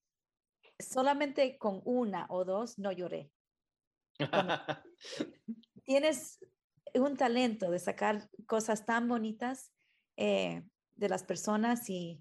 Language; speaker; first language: Spanish; early bilingual, heritage; Spanish